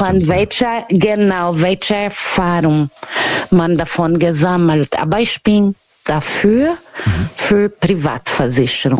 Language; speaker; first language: German; non-native, learner; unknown